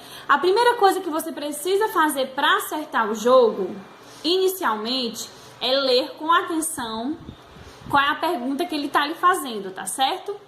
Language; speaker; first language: Portuguese; native; Portuguese